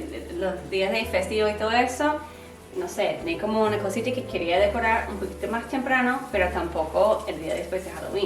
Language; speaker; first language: Spanish; non-native, learner; English